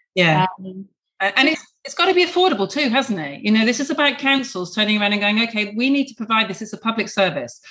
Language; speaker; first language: English; native; English